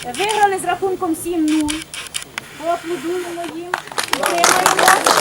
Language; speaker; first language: Ukrainian; native; Ukrainian